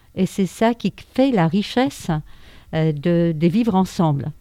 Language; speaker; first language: French; non-native, fluent; Polish